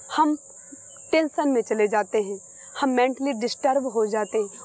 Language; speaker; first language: Hindi; native; Hindi